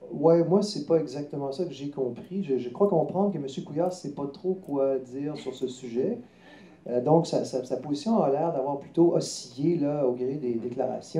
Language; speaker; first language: French; native; French